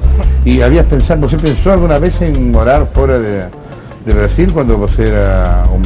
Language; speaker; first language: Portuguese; non-native, learner; Spanish